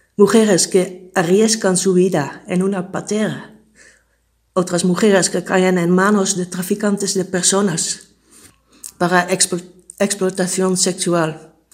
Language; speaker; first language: Spanish; non-native, fluent; Dutch